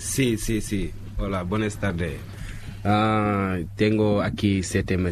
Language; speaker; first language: Spanish; non-native, learner; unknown